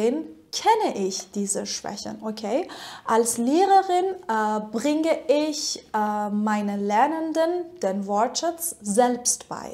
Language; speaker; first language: German; non-native, fluent; Persian